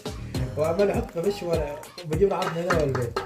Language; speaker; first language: Arabic; non-native, learner; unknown